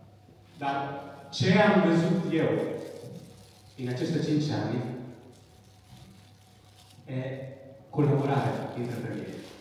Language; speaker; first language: Romanian; non-native, learner; Italian